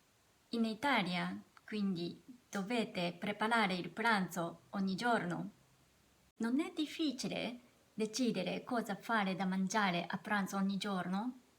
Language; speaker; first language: Italian; non-native, fluent; Japanese